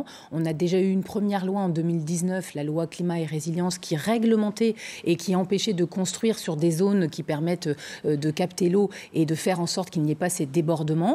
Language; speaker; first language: French; native; French